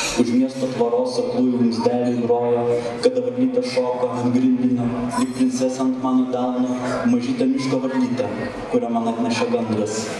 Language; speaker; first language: Lithuanian; native; Lithuanian